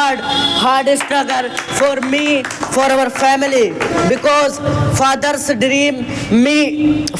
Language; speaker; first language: English; non-native, learner; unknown